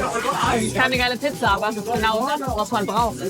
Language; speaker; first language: German; native; German